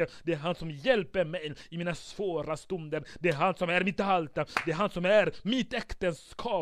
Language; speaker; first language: Swedish; non-native, fluent; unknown